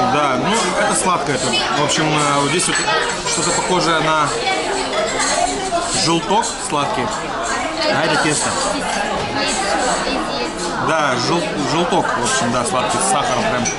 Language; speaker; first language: Russian; native; Russian